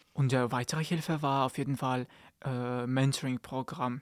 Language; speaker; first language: German; non-native, learner; Kazakh